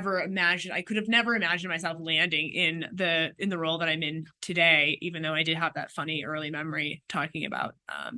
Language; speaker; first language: English; native; English